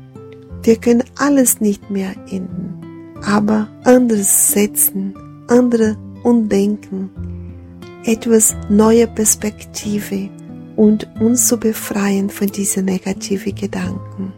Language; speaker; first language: German; non-native, fluent; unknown